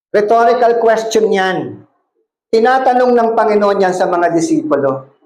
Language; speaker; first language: Filipino; non-native, local second language; Cebuano